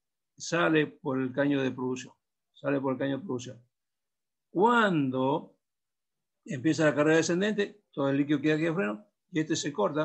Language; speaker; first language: Spanish; native; Spanish